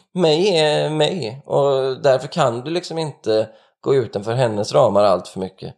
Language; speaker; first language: Swedish; native; Swedish